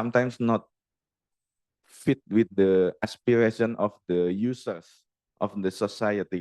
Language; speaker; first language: English; non-native, learner; Indonesian